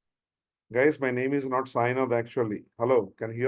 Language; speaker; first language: English; non-native, local second language; Telugu